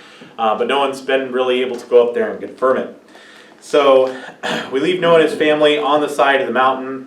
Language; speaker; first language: English; native; English